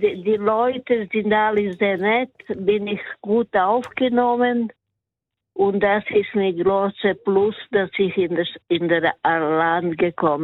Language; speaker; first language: German; non-native, learner; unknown